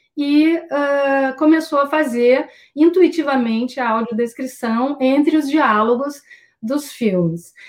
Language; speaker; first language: Portuguese; native; Portuguese